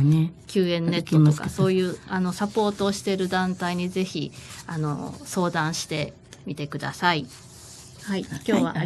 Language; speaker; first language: Japanese; native; Japanese